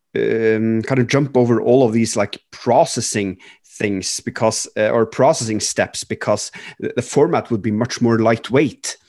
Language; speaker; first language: English; non-native, fluent; Norwegian